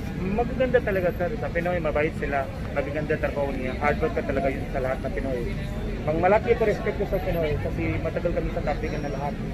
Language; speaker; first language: Filipino; non-native, learner; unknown